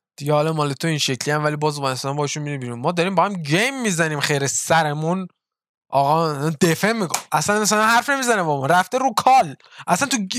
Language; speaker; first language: Persian; early bilingual, heritage; Persian